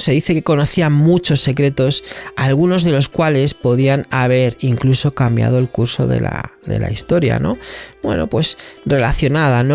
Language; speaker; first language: Spanish; native; Spanish